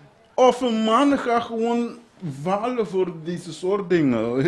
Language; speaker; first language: Dutch; non-native, learner; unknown